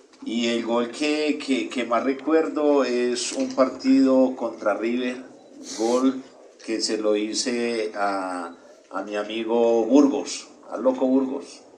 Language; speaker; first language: Spanish; native; Spanish